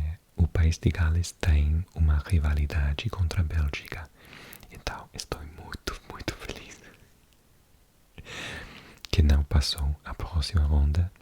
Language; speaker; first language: Portuguese; non-native, learner; English